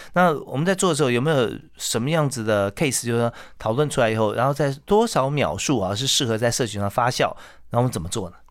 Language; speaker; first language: Chinese; native; Chinese